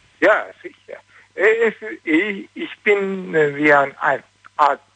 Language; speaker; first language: German; non-native, learner; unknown